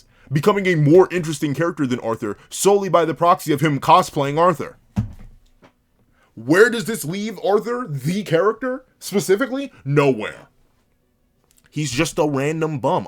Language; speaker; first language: English; native; English